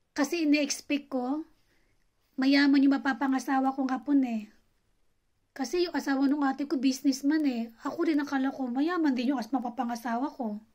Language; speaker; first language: Filipino; native; Filipino